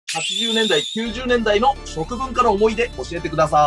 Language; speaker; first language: Japanese; native; Japanese